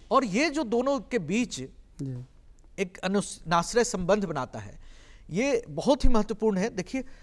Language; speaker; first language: Hindi; native; Hindi